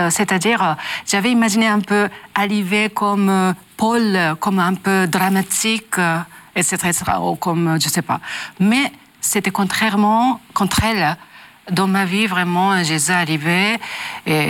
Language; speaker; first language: French; non-native, learner; Japanese